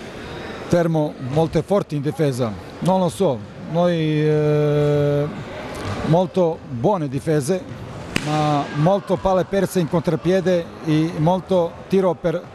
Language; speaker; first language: Italian; non-native, learner; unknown